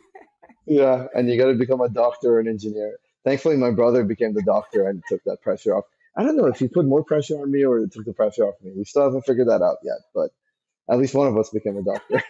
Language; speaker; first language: English; early bilingual, other home language; Persian